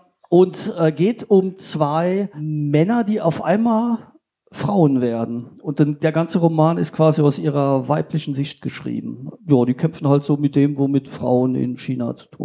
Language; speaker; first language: German; native; German